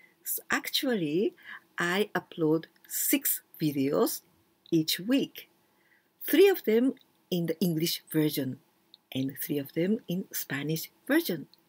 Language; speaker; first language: English; non-native, fluent; Japanese